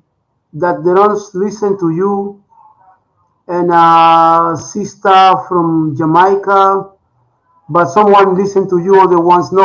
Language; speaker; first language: English; non-native, learner; Spanish